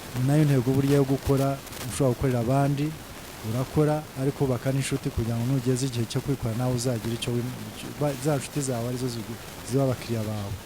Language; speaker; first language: Kinyarwanda; early bilingual, heritage; Kinyarwanda